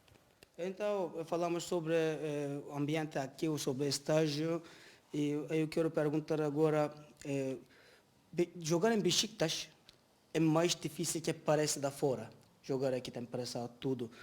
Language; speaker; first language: Portuguese; non-native, learner; Turkish